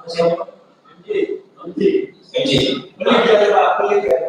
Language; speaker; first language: Indonesian; native; Indonesian